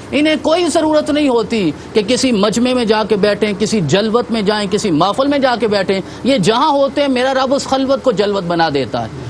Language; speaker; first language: Urdu; non-native, local second language; Punjabi